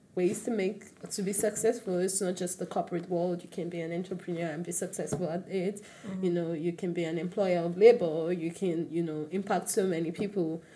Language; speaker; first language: English; non-native, local second language; Yoruba